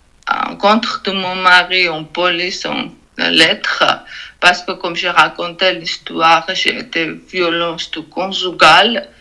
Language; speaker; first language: French; non-native, learner; Georgian